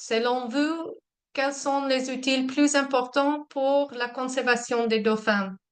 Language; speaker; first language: French; non-native, fluent; English